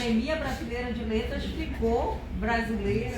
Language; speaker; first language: Portuguese; native; Portuguese